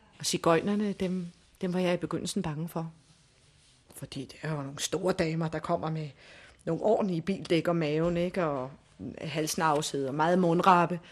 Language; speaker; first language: Danish; native; Danish